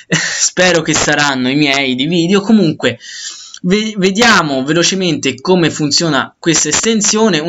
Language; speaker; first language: Italian; native; Italian